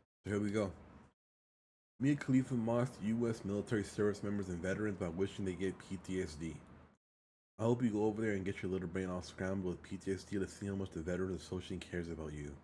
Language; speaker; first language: English; early bilingual, other home language; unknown